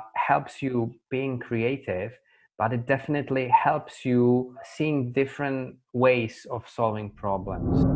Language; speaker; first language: English; non-native, fluent; Czech